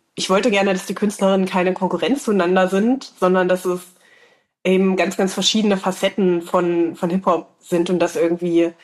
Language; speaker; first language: German; native; German